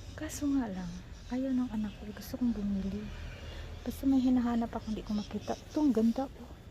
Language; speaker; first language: Filipino; non-native, local second language; Cebuano